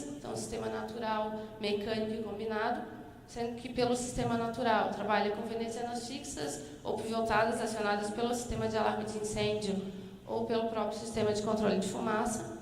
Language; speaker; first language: Portuguese; native; Portuguese